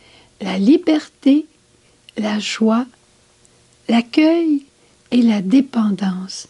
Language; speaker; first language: French; native; French